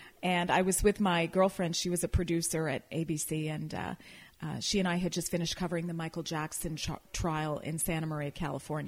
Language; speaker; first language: English; native; English